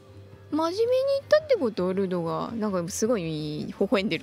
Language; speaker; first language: Japanese; native; Japanese